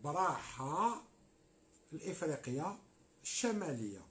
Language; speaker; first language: French; non-native, local second language; Arabic